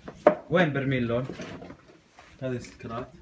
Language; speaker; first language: Arabic; non-native, learner; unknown